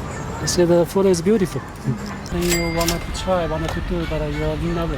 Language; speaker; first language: English; non-native, learner; Chinese